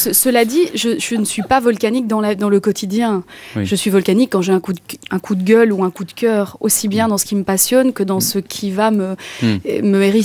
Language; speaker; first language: French; native; French